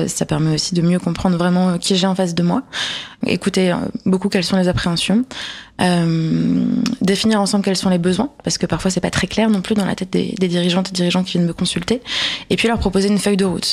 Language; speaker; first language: French; native; French